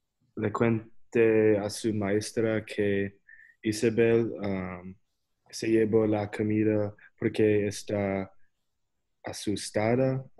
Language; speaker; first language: Spanish; non-native, learner; English